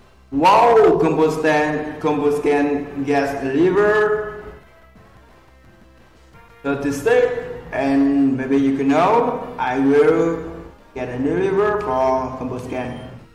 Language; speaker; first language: English; non-native, learner; Vietnamese